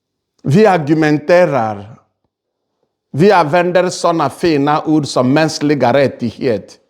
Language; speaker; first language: Swedish; non-native, fluent; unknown